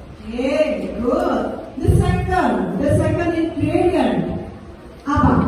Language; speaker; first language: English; non-native, learner; Indonesian